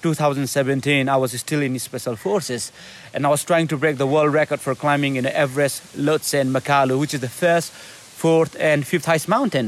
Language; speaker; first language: English; non-native, local second language; Nepali